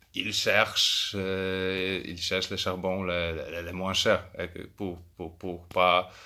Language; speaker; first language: French; non-native, fluent; Polish